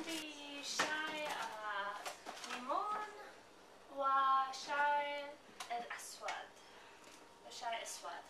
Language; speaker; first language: Arabic; non-native, learner; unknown